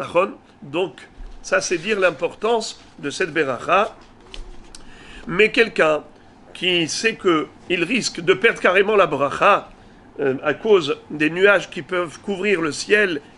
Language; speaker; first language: French; native; French